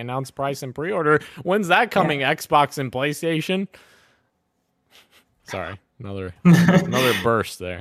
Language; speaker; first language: English; native; English